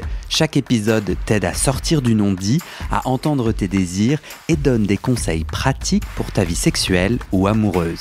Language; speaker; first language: French; native; French